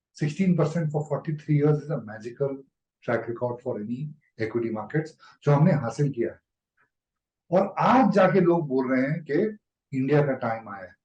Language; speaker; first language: Hindi; native; Hindi